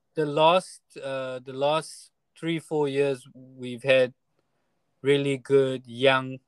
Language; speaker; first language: English; non-native, fluent; Chinese